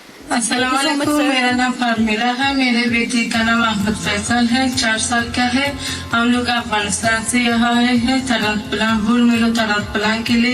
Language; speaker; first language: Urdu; non-native, learner; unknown